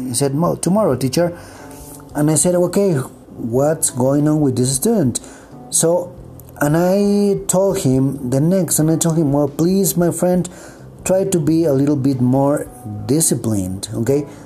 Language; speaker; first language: English; non-native, fluent; Spanish